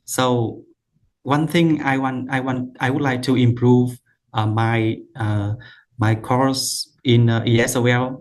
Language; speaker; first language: English; non-native, learner; Vietnamese